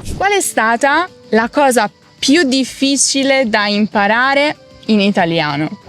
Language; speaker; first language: Italian; native; Italian